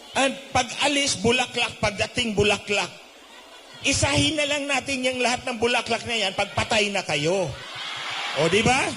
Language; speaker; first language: Filipino; non-native, local second language; Cebuano